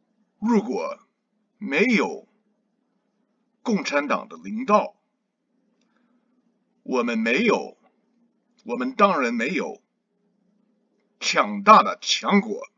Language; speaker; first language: Chinese; non-native, learner; English